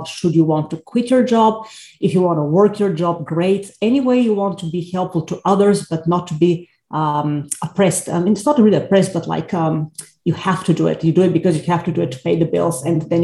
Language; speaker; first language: English; non-native, fluent; Bulgarian